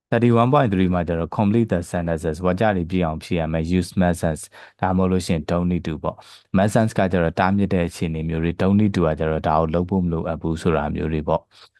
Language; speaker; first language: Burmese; native; Burmese